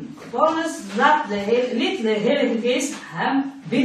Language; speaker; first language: Dutch; non-native, learner; Indonesian